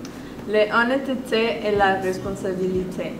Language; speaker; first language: French; non-native, learner; Spanish